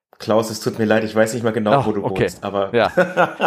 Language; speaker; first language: German; native; German